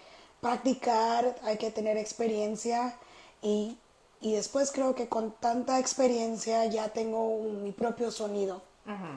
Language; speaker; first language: Spanish; early bilingual, heritage; Spanish